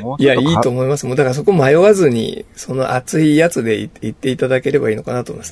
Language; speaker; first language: Japanese; native; Japanese